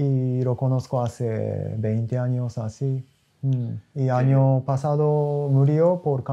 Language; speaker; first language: Spanish; non-native, learner; Japanese